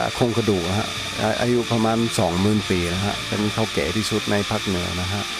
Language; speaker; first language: Thai; non-native, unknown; English